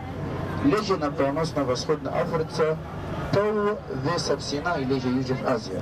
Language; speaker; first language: Russian; non-native, learner; Arabic